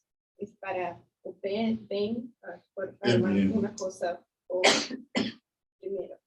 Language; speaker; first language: Spanish; non-native, learner; Portuguese